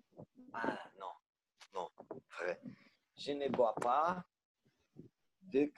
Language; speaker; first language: French; non-native, learner; Portuguese